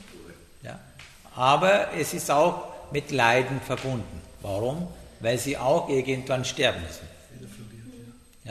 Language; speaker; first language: German; non-native, fluent; Sinhala